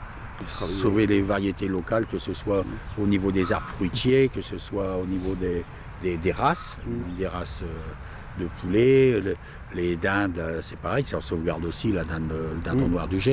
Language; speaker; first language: French; native; French